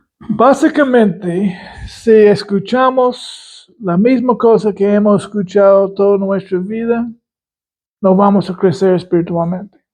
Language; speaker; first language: Spanish; non-native, fluent; English